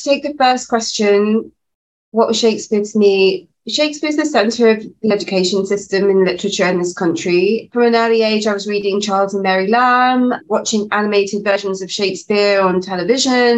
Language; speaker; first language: English; native; English